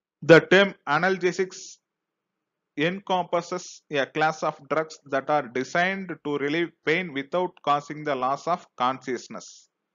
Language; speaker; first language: English; non-native, local second language; Tamil